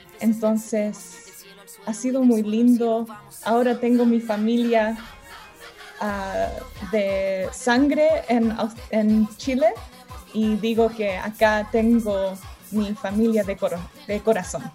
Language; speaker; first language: Spanish; early bilingual, heritage; Spanish